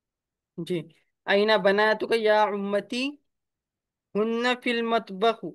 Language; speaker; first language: Arabic; non-native, learner; Urdu